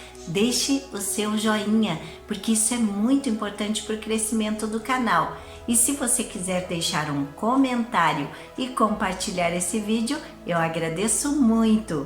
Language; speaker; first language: Portuguese; native; Portuguese